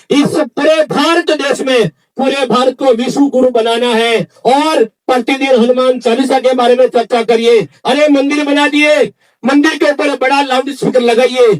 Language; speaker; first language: Hindi; non-native, local second language; Kannada